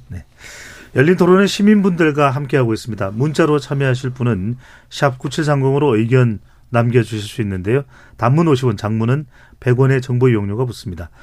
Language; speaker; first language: Korean; native; Korean